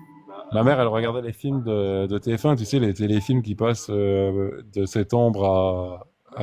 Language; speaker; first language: French; native; French